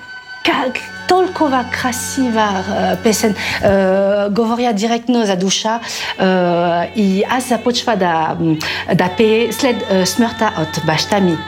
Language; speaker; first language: Bulgarian; non-native, learner; French